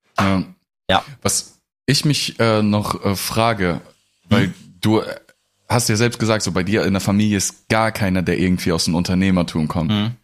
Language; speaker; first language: German; non-native, fluent; Russian